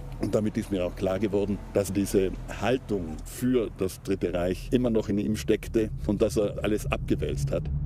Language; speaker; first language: German; native; German